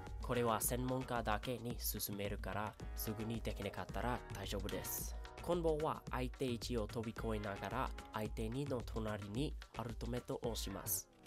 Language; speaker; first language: Japanese; non-native, learner; English